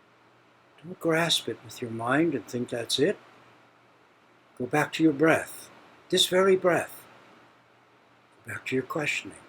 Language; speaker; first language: English; native; English